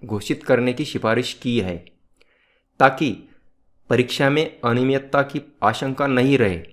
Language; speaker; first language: Hindi; non-native, local second language; Marathi